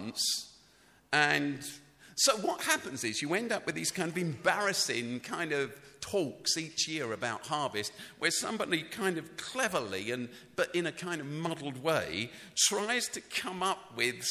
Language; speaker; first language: English; native; English